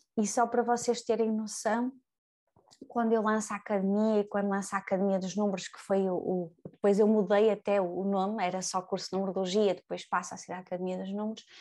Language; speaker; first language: Portuguese; native; Portuguese